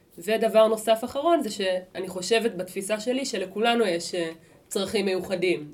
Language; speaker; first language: Hebrew; native; Hebrew